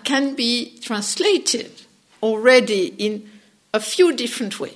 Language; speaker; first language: English; non-native, fluent; French